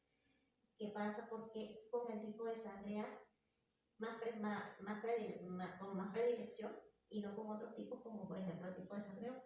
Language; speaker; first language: Spanish; native; Spanish